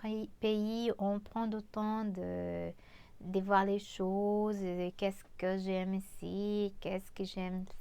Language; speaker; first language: French; non-native, fluent; Portuguese